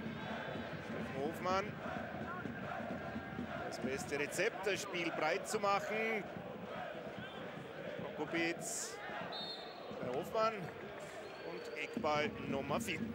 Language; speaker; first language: German; native; German